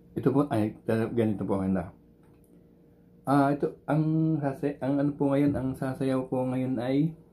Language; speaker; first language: Filipino; native; Filipino